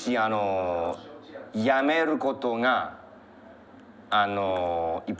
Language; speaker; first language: Japanese; non-native, learner; Chinese